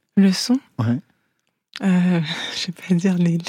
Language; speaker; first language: French; non-native, local second language; Arabic